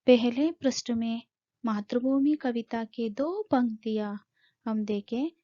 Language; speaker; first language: Hindi; non-native, local second language; Kannada